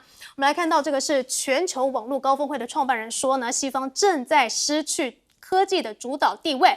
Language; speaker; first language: Chinese; native; Chinese